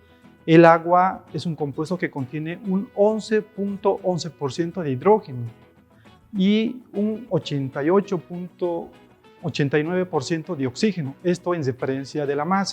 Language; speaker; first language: Spanish; native; Spanish